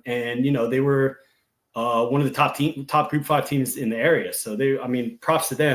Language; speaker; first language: English; native; English